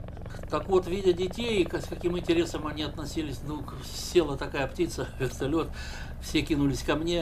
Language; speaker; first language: Russian; native; Russian